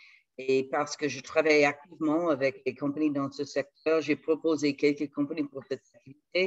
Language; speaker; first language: French; non-native, fluent; English